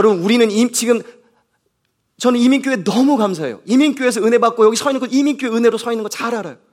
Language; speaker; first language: Korean; native; Korean